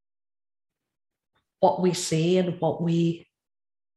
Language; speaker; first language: English; native; English